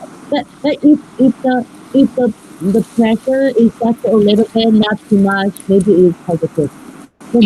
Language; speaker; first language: English; non-native, learner; Chinese